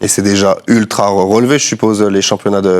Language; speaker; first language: French; native; French